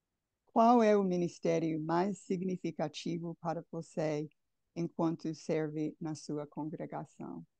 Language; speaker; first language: Portuguese; non-native, fluent; English